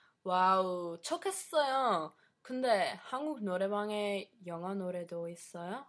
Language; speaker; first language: Korean; non-native, learner; English